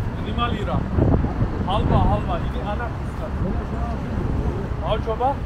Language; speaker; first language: Indonesian; non-native, fluent; Turkish